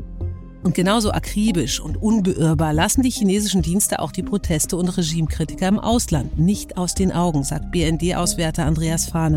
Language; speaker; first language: German; native; German